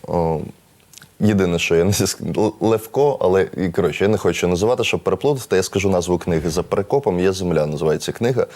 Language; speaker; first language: Ukrainian; non-native, local second language; Russian